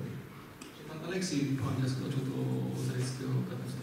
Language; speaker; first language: Polish; native; Polish